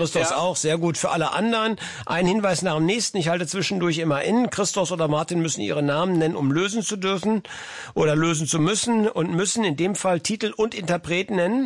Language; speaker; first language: German; native; German